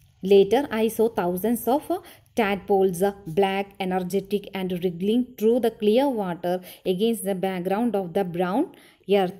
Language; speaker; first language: English; non-native, local second language; Malayalam